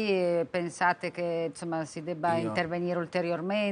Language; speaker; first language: Italian; native; Italian